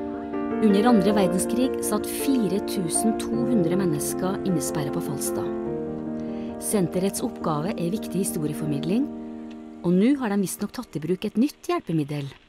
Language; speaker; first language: Norwegian; native; Norwegian